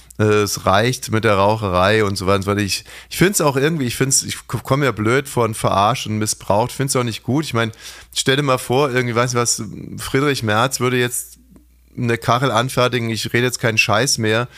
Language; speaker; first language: German; native; German